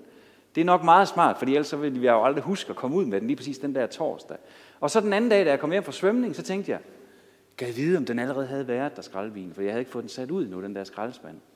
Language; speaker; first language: Danish; native; Danish